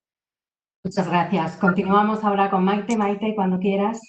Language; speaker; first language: Spanish; native; Spanish